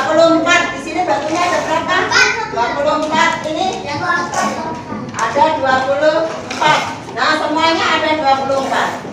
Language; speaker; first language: Indonesian; native; Indonesian